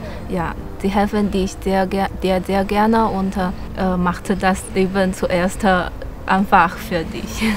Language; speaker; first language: German; non-native, learner; Chinese